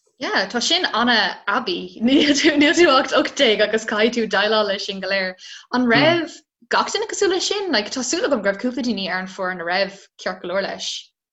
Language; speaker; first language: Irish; non-native, local second language; English